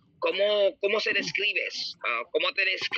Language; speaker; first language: Spanish; non-native, learner; Filipino